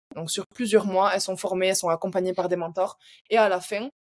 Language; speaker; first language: French; native; French